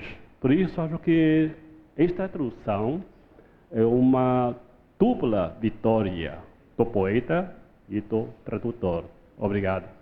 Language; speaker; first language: Portuguese; non-native, fluent; Chinese